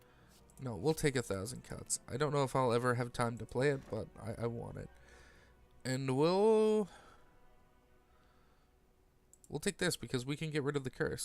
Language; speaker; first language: English; native; English